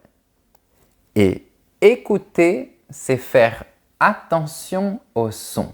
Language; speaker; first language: French; native; French